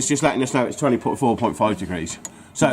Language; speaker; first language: English; native; English